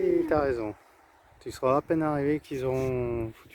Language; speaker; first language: French; native; French